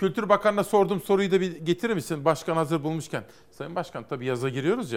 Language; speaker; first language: Turkish; native; Turkish